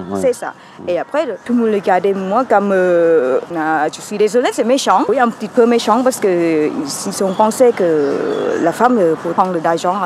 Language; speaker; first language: French; non-native, learner; Thai